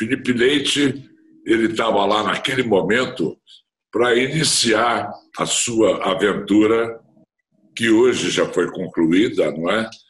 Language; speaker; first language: Portuguese; native; Portuguese